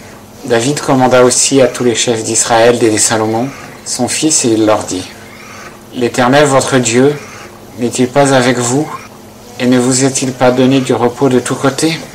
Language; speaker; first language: French; native; French